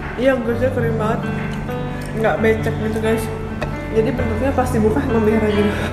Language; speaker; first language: Indonesian; native; Indonesian